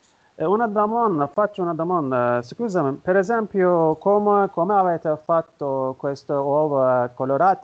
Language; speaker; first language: Italian; non-native, learner; Turkish